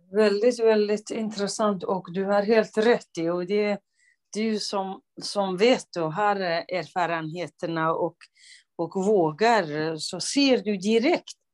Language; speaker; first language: Swedish; non-native, fluent; Kurdish